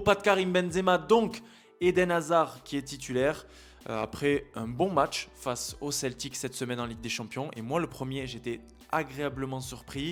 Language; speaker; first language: French; native; French